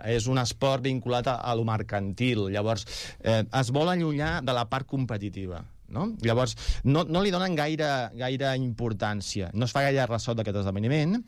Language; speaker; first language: Catalan; non-native, local second language; Spanish